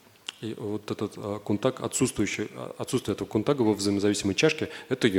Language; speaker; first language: Russian; native; Russian